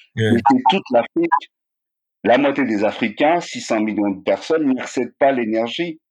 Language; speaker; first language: French; non-native, local second language; Malagasy